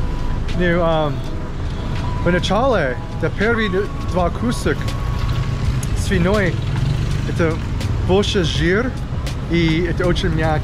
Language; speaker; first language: Russian; non-native, learner; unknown